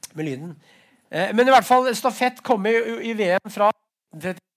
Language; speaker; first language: Norwegian; native; Norwegian